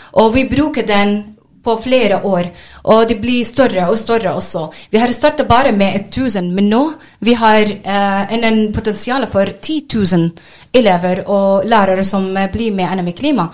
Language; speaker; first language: Norwegian; non-native, learner; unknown